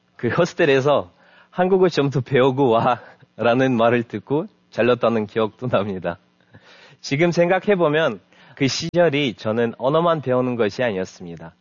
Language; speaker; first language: Korean; non-native, fluent; Russian